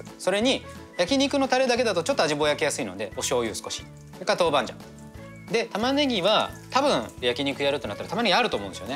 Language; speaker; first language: Japanese; native; Japanese